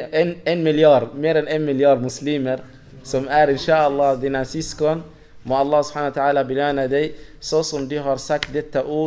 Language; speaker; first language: Swedish; non-native, fluent; Arabic